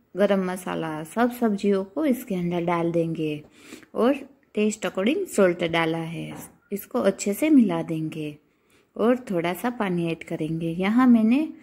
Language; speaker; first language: Hindi; non-native, local second language; Gujarati